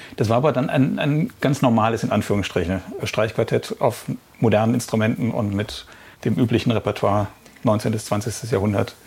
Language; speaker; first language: German; native; German